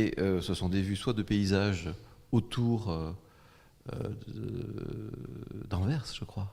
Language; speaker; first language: French; native; French